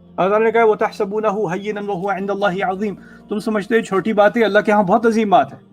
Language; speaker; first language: Urdu; early bilingual, heritage; Urdu